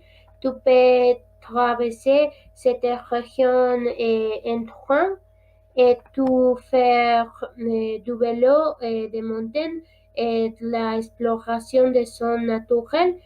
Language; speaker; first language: French; non-native, learner; Spanish